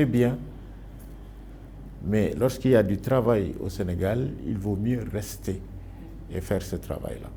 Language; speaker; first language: French; non-native, local second language; Wolof